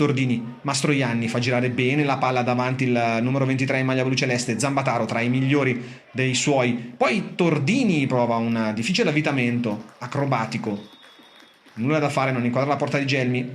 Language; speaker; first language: Italian; native; Italian